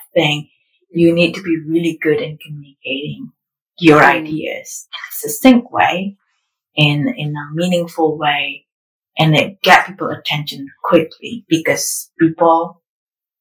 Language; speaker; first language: English; non-native, fluent; Indonesian